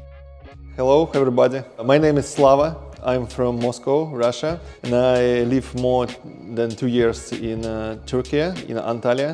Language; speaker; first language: English; non-native, learner; Russian